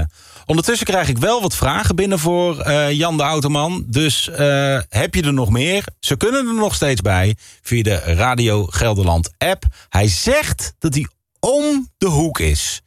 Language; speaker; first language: Dutch; native; Dutch